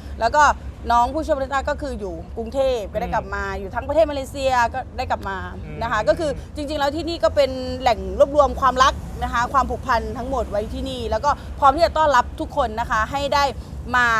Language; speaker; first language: Thai; native; Thai